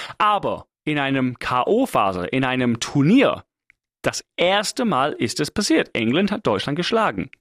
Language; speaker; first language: German; non-native, fluent; English